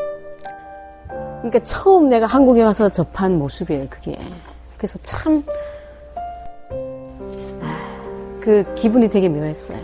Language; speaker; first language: Korean; native; Korean